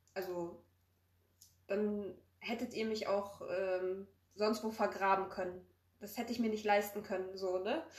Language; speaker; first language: German; early bilingual, other home language; Polish